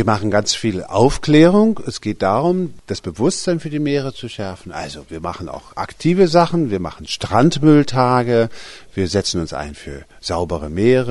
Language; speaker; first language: German; native; German